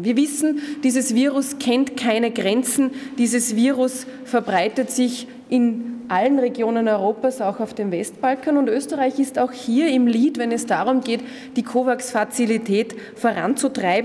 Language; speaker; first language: German; native; German